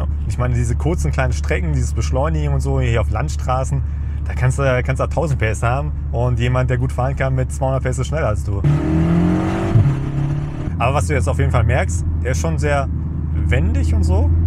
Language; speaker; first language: German; native; German